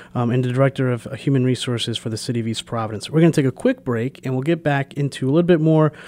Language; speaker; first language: English; early bilingual, other home language; Portuguese